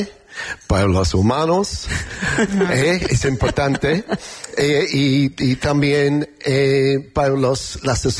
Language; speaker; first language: Spanish; non-native, learner; English